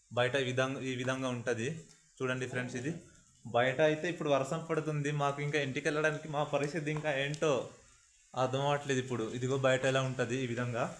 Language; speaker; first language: Telugu; non-native, local second language; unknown